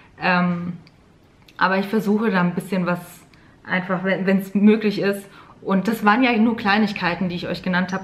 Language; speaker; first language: German; native; German